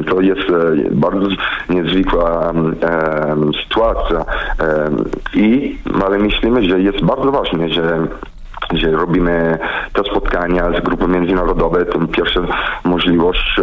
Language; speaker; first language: Polish; non-native, learner; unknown